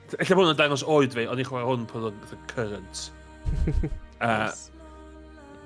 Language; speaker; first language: Welsh; native; Welsh